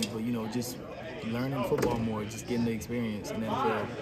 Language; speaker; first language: English; native; English